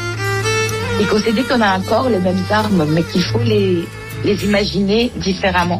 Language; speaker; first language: French; non-native, fluent; Greek